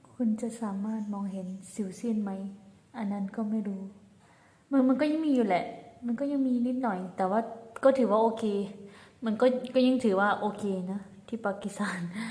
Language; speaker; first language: Thai; native; Thai